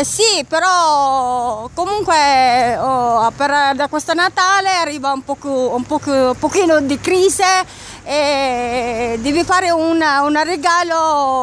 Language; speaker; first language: Italian; non-native, learner; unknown